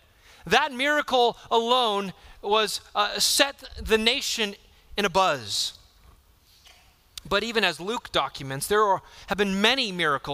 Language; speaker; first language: English; native; English